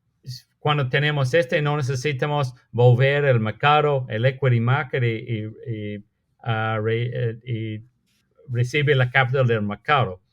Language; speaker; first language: Spanish; non-native, fluent; English